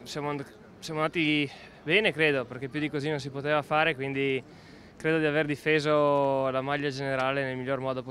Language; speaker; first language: Italian; native; Italian